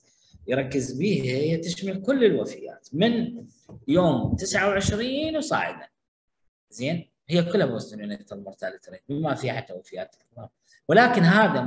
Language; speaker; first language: Arabic; native; Arabic